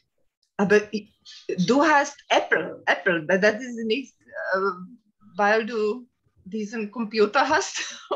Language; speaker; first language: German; non-native, fluent; Slovak